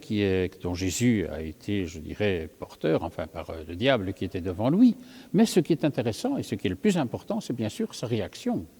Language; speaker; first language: French; native; French